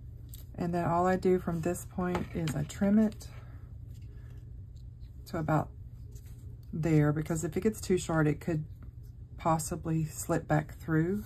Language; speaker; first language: English; native; English